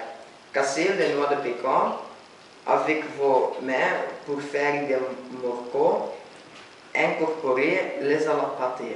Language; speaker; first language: French; non-native, learner; Dutch